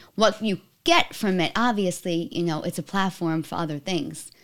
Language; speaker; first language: English; native; English